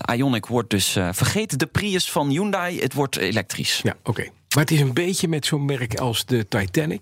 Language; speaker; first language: Dutch; native; Dutch